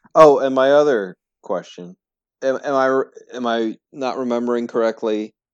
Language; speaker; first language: English; native; English